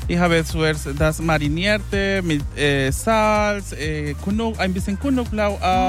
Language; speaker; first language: German; non-native, fluent; Spanish